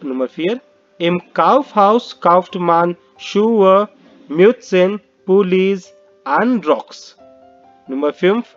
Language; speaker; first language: German; non-native, fluent; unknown